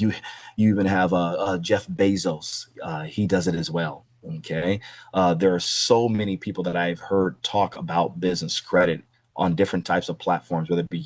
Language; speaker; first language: English; native; English